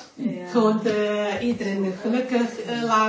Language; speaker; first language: Dutch; non-native, learner; Indonesian